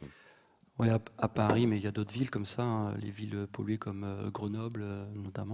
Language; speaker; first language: French; native; French